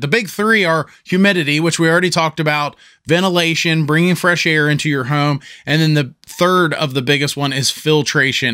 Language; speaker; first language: English; native; English